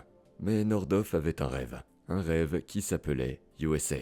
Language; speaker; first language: French; native; French